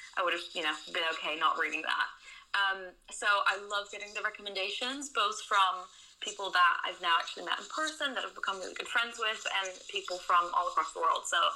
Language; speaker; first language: English; non-native, fluent; Dutch